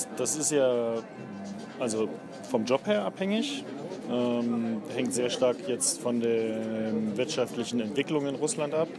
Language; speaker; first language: German; native; German